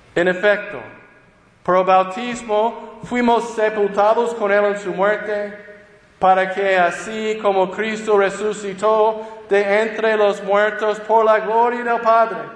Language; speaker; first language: Spanish; non-native, fluent; English